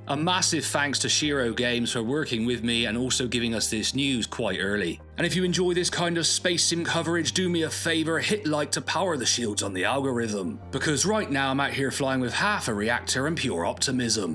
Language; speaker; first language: English; native; English